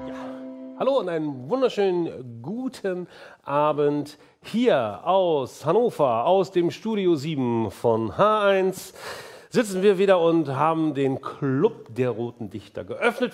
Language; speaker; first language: German; native; German